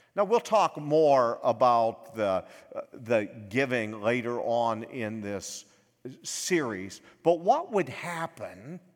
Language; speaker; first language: English; native; English